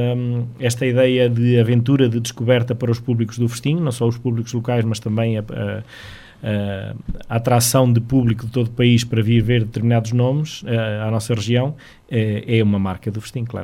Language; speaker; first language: Portuguese; native; Portuguese